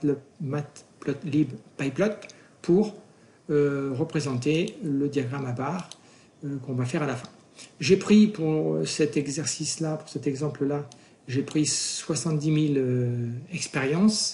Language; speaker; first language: French; native; French